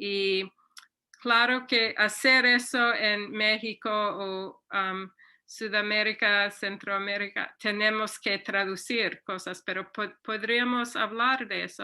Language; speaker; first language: Spanish; non-native, fluent; English